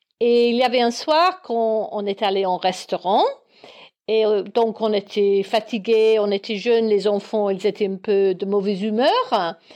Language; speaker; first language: French; non-native, fluent; English